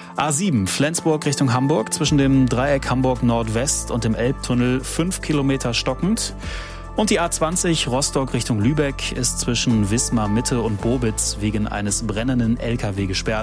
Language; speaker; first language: German; native; German